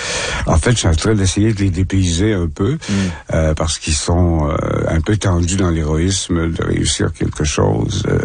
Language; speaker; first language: French; native; French